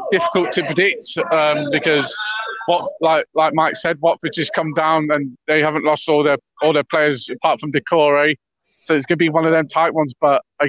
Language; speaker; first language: English; native; English